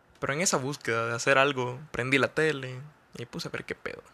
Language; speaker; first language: Spanish; native; Spanish